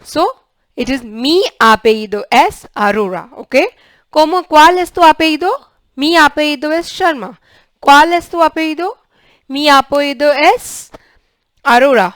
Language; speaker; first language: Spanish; non-native, learner; English